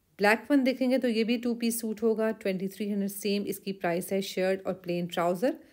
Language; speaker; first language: Urdu; native; Urdu